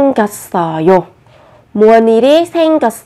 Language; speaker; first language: Korean; non-native, fluent; Vietnamese